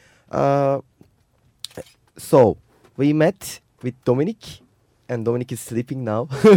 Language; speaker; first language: English; non-native, fluent; Turkish